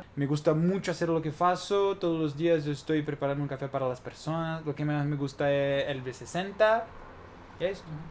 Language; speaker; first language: Spanish; non-native, learner; Portuguese